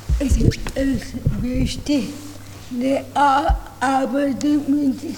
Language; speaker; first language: German; non-native, learner; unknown